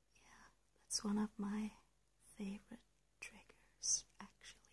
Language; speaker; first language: English; non-native, fluent; Danish